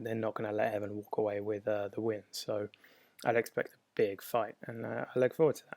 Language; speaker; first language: English; native; English